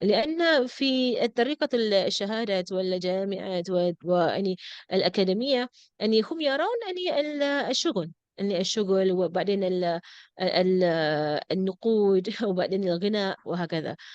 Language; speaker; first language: Arabic; non-native, fluent; English